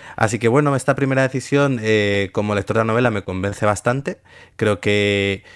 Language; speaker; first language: Spanish; native; Spanish